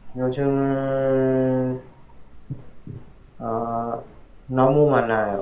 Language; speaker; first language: Korean; non-native, learner; Vietnamese